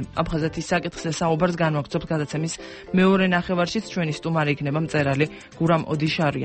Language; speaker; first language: Georgian; native; Georgian